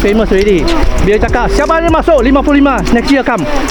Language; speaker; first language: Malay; non-native, local second language; Chinese